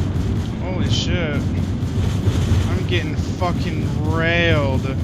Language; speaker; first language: English; native; English